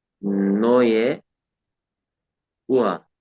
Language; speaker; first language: German; non-native, learner; Turkish